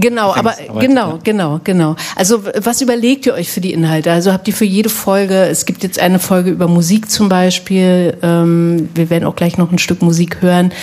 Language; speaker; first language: German; native; German